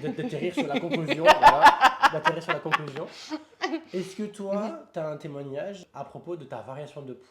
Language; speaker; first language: French; native; French